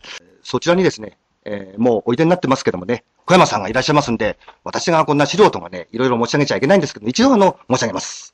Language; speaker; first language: Japanese; native; Japanese